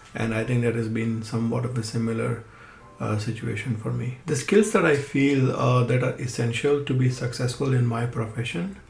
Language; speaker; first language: English; non-native, local second language; Hindi